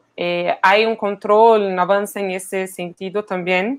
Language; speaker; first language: Spanish; non-native, fluent; Portuguese